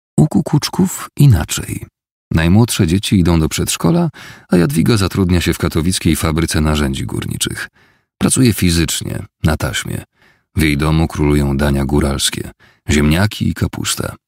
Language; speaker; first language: Polish; native; Polish